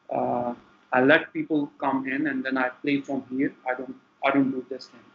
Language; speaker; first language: English; non-native, local second language; Punjabi